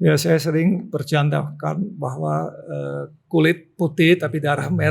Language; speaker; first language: Indonesian; non-native, local second language; Dutch